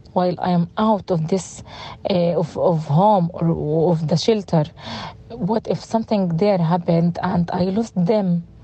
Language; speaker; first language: English; non-native, fluent; Arabic